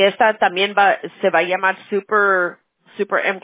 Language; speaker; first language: Spanish; early bilingual, heritage; Spanish